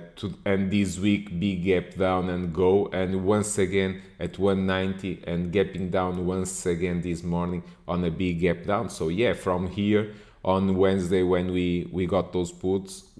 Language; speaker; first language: English; non-native, fluent; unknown